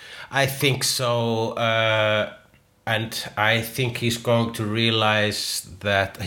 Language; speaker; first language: English; non-native, fluent; Icelandic